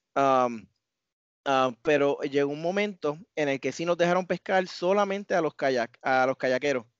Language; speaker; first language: Spanish; native; Spanish